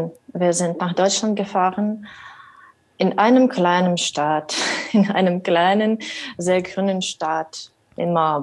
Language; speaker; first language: German; non-native, learner; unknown